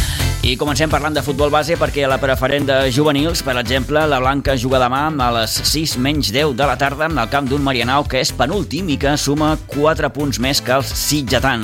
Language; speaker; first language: Catalan; native; Catalan